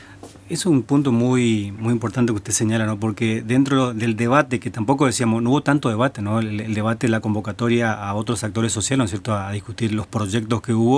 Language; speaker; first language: Spanish; native; Spanish